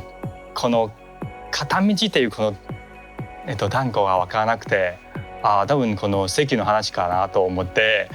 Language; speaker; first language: Japanese; non-native, fluent; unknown